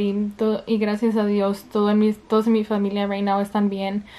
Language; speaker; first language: Spanish; early bilingual, heritage; Spanish